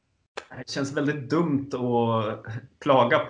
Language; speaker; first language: Swedish; native; Swedish